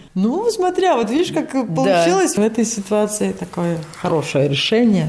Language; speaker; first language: Russian; non-native, local second language; Latvian